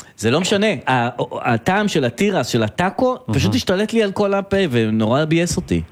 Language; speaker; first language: Hebrew; native; Hebrew